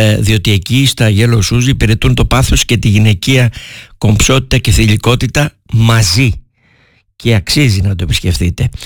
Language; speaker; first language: Greek; native; Greek